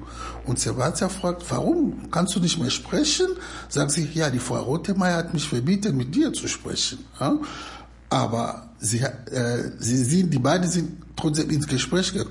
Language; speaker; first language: German; non-native, learner; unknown